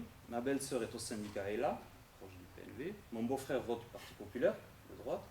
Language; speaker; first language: French; native; French